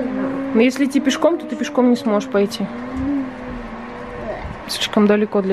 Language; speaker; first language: Russian; native; Russian